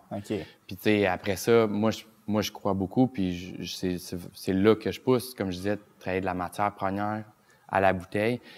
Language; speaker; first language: French; native; French